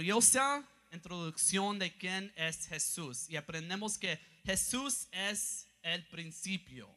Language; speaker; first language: Spanish; early bilingual, heritage; English